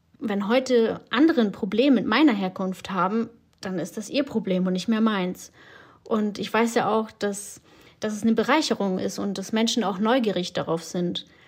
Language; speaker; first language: German; early bilingual, other home language; Russian